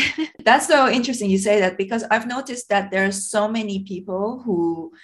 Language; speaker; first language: English; non-native, fluent; Persian